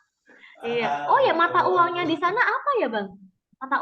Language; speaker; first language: Indonesian; native; Indonesian